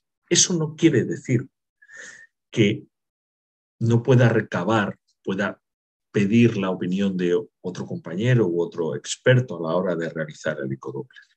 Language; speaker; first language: Spanish; native; Spanish